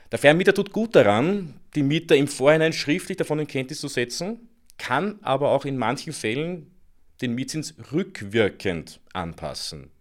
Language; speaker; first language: German; native; German